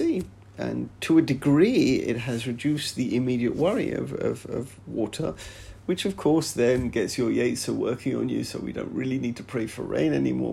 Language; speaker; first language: English; native; English